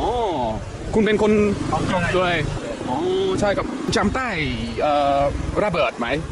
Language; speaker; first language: Thai; non-native, learner; English